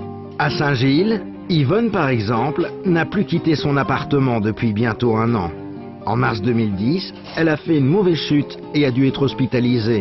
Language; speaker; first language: French; native; French